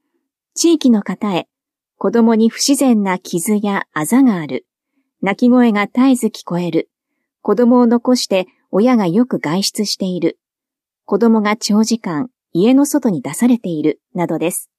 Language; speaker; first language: Japanese; native; Japanese